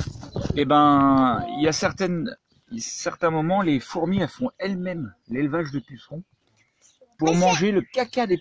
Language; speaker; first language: French; native; French